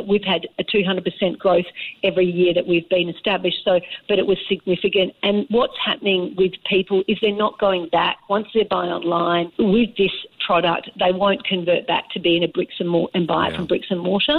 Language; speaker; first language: English; native; English